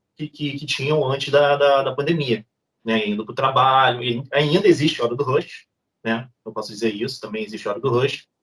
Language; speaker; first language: Portuguese; native; Portuguese